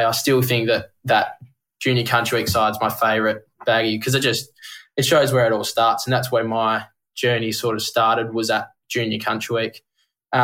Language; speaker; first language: English; native; English